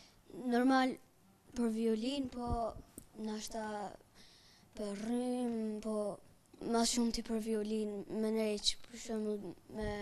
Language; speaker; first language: Albanian; early bilingual, heritage; Albanian